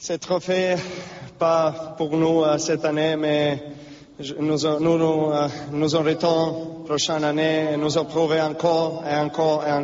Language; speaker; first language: French; non-native, learner; Serbian